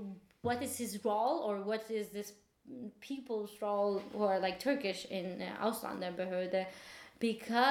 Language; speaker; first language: English; non-native, fluent; Turkish